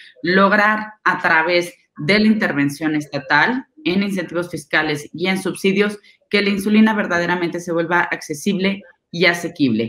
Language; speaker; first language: Spanish; native; Spanish